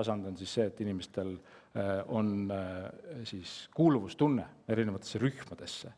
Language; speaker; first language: Estonian; native; Estonian